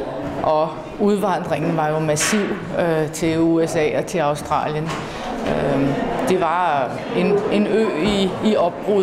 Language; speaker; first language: Danish; native; Danish